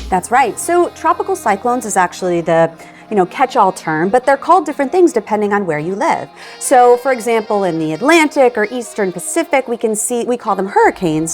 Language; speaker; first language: English; native; English